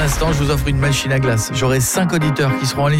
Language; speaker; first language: French; native; French